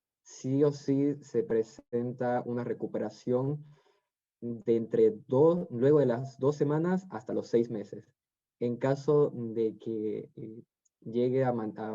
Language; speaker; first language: Spanish; native; Spanish